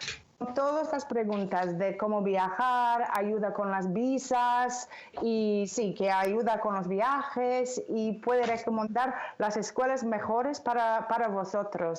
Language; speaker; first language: Spanish; non-native, fluent; English